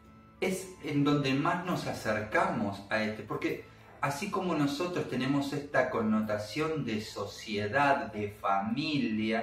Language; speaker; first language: Spanish; native; Spanish